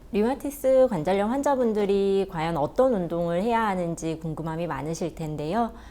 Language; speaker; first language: Korean; native; Korean